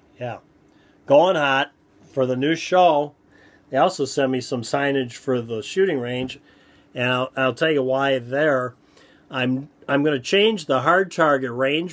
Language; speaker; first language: English; native; English